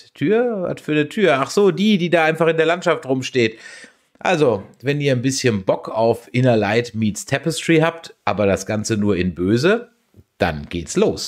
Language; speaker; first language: German; native; German